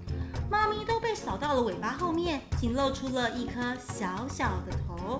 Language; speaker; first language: Chinese; native; Chinese